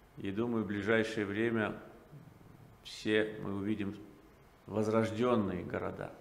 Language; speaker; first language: Russian; non-native, local second language; Azerbaijani